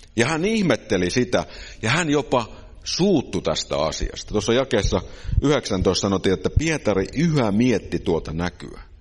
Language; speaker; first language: Finnish; native; Finnish